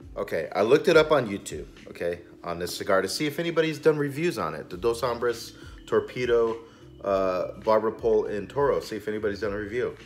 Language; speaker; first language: English; native; English